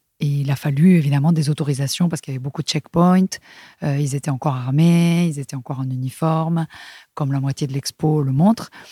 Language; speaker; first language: French; non-native, fluent; Spanish